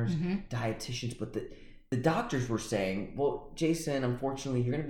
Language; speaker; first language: English; early bilingual, other home language; Spanish